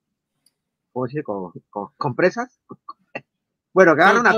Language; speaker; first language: Spanish; native; Spanish